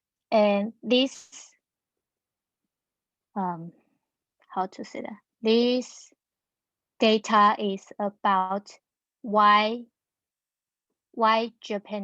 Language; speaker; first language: English; non-native, learner; Chinese